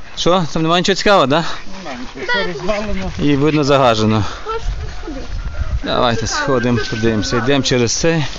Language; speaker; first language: Ukrainian; native; Ukrainian